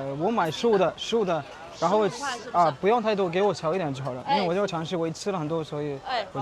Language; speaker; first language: Chinese; non-native, learner; Amharic